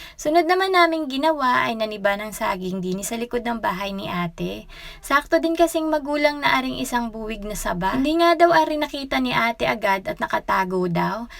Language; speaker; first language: Filipino; native; Filipino